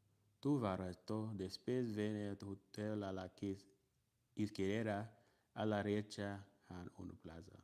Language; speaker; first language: Spanish; non-native, learner; English